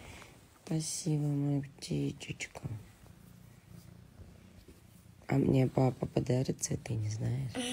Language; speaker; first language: Russian; native; Russian